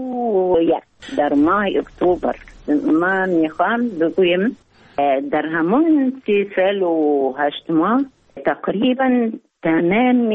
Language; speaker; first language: Persian; non-native, fluent; Arabic